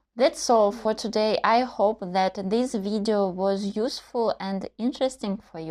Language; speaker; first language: English; non-native, learner; Russian